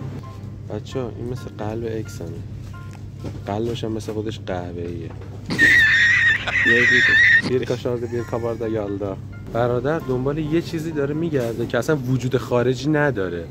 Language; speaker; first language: Persian; native; Persian